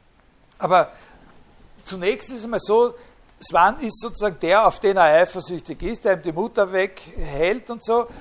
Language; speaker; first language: German; native; German